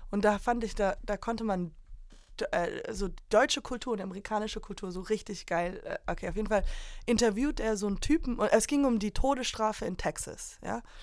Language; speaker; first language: German; early bilingual, heritage; German